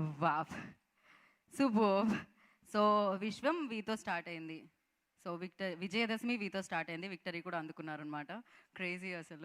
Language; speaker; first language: Telugu; native; Telugu